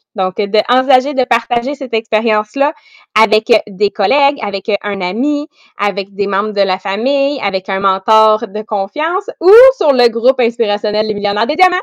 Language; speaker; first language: French; native; French